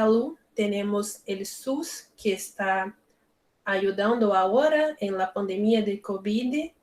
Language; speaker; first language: Spanish; non-native, learner; Portuguese